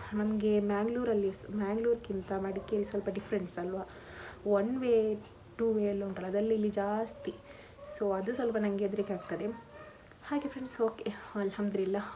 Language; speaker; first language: Kannada; non-native, local second language; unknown